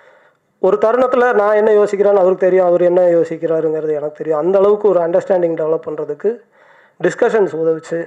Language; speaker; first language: Tamil; native; Tamil